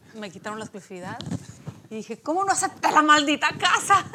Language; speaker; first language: Spanish; early bilingual, other home language; Polish